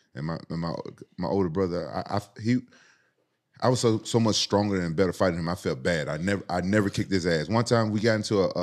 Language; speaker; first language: English; native; English